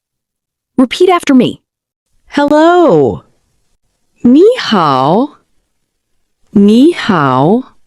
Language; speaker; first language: Chinese; non-native, learner; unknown